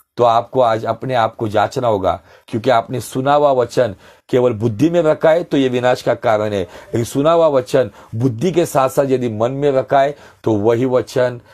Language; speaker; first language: Hindi; non-native, local second language; Marathi